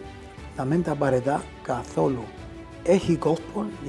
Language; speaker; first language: Greek; early bilingual, heritage; Greek